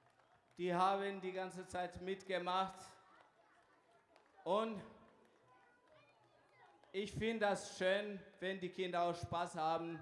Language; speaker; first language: German; non-native, fluent; Kinyarwanda